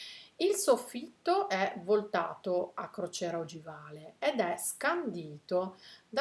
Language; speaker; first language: Italian; native; Italian